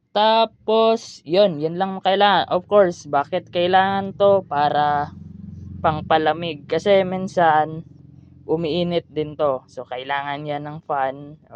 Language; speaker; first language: Filipino; non-native, local second language; Cebuano